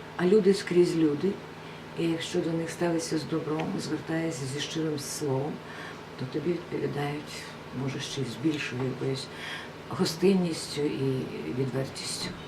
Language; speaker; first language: Ukrainian; non-native, local second language; Russian